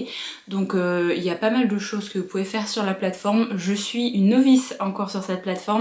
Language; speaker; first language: French; native; French